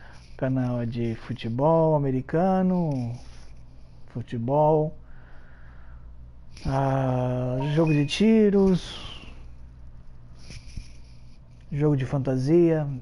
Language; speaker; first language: Portuguese; early bilingual, heritage; Portuguese